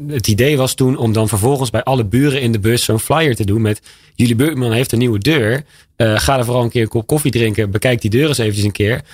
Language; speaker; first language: Dutch; native; Dutch